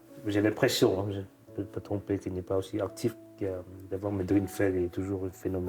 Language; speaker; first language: French; non-native, fluent; Vietnamese